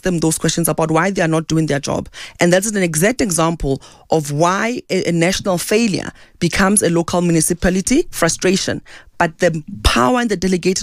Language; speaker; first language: English; non-native, local second language; Southern Sotho